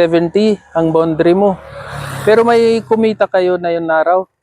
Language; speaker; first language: Filipino; non-native, learner; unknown